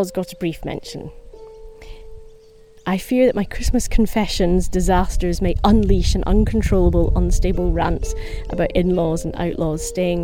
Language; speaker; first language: English; native; English